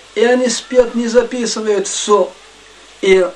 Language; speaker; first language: Russian; non-native, fluent; Arabic